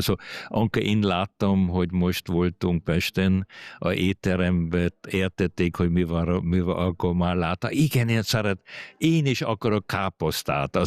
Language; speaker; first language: Hungarian; early bilingual, heritage; German